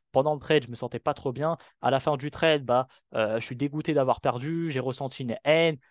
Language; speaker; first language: French; non-native, local second language; Arabic